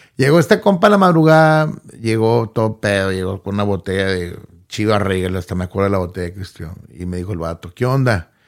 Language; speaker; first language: Spanish; early bilingual, heritage; Spanish